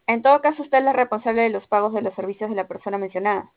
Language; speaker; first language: Spanish; native; Spanish